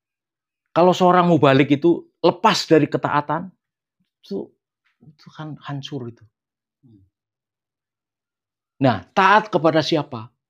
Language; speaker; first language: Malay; non-native, local second language; Javanese